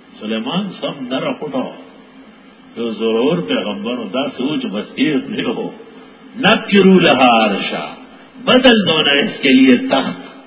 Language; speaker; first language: Urdu; non-native, local second language; Pashto